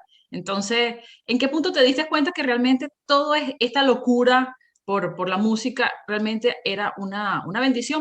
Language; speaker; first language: Spanish; native; Spanish